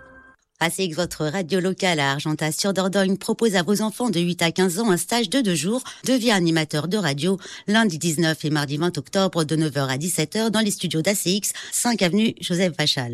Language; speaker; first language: French; native; French